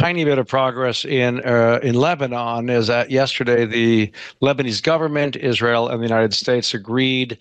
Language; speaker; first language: English; native; English